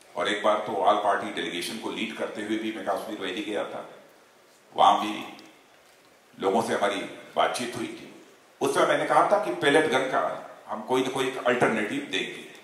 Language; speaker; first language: Hindi; native; Hindi